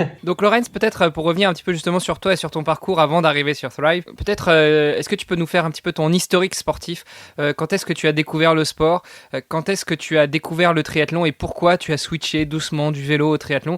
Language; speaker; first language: French; native; French